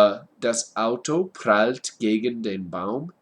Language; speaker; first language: German; non-native, learner; English